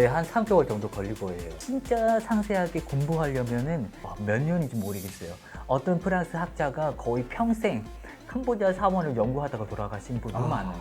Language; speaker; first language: Korean; non-native, fluent; Khmer